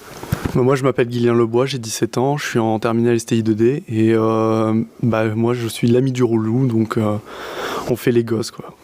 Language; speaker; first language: French; native; French